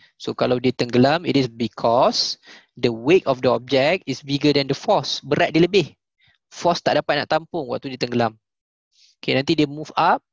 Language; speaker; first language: English; non-native, local second language; Malay